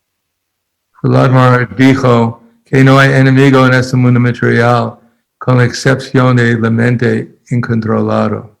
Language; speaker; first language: Spanish; non-native, fluent; English